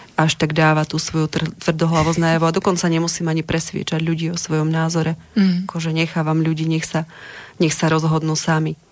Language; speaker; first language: Slovak; native; Slovak